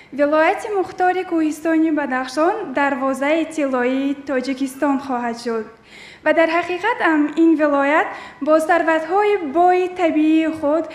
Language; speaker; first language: Tajik; non-native, local second language; Shughni